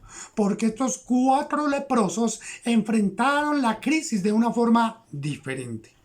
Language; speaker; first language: Spanish; native; Spanish